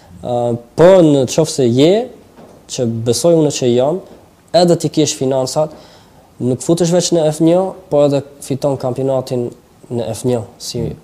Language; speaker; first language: Albanian; early bilingual, heritage; Albanian